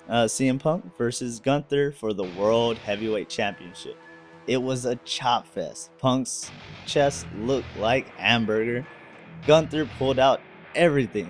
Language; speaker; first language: English; native; English